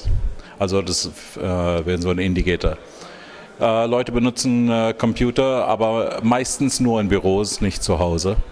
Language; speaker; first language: German; non-native, fluent; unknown